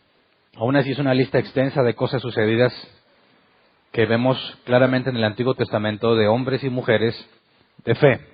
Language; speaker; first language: Spanish; native; Spanish